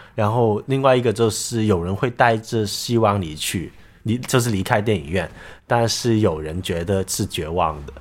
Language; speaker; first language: Chinese; non-native, local second language; Cantonese